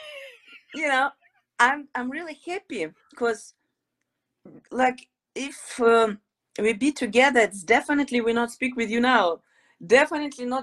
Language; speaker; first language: English; non-native, fluent; Ukrainian